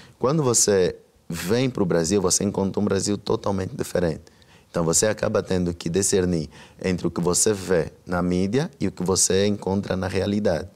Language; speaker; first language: Portuguese; native; Portuguese